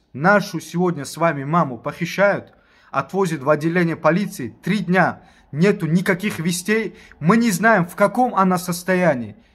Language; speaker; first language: Russian; non-native, local second language; Tajik